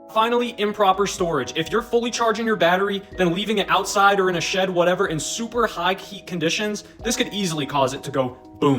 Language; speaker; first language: English; native; English